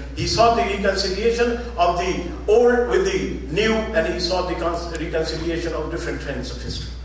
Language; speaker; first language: English; non-native, local second language; Urdu